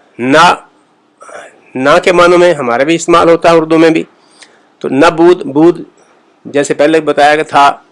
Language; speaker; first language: Urdu; native; Urdu